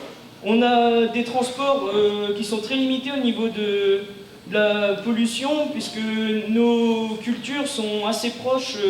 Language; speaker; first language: French; native; French